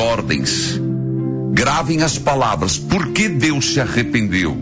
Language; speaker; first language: Portuguese; native; Portuguese